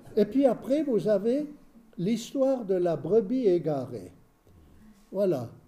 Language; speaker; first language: French; native; French